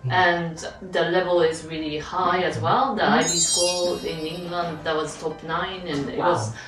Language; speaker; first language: English; non-native, fluent; Japanese